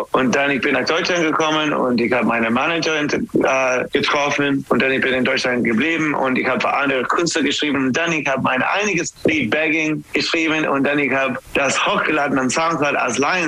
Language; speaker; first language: German; non-native, learner; English